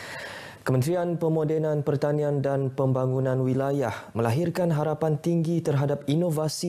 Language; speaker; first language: Malay; native; Malay